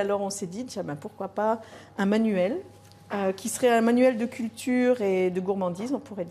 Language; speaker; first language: French; native; French